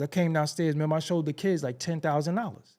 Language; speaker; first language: English; native; English